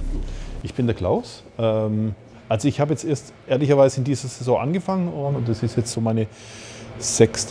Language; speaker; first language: German; native; German